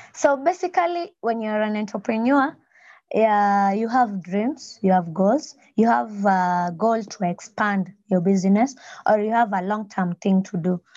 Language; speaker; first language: English; non-native, local second language; Luo (Kenya and Tanzania)